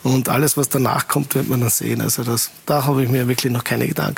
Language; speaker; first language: German; native; German